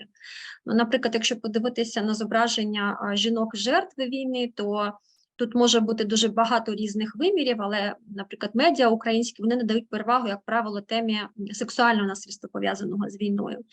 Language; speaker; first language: Ukrainian; native; Ukrainian